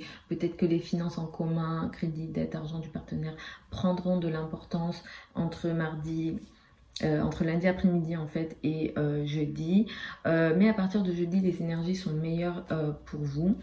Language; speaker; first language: French; native; French